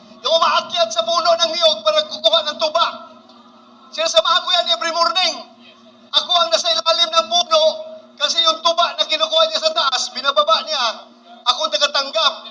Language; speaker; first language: Filipino; non-native, local second language; Cebuano